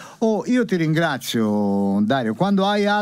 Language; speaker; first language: Italian; native; Italian